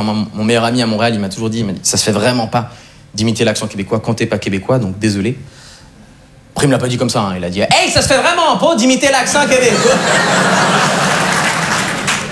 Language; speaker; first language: French; native; French